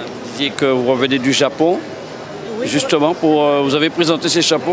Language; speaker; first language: French; native; French